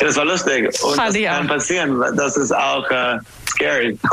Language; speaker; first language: German; non-native, learner; English